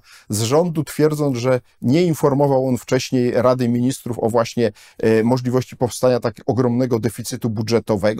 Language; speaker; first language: Polish; native; Polish